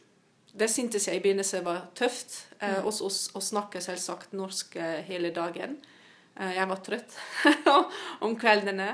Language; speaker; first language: Norwegian; non-native, fluent; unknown